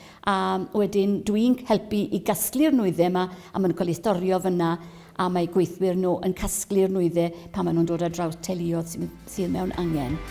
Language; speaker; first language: Welsh; native; Welsh